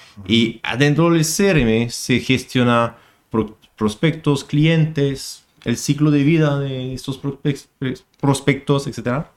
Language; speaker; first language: Spanish; non-native, fluent; French